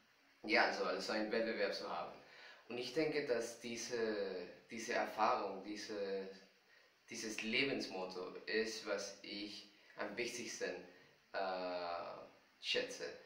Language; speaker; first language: German; non-native, fluent; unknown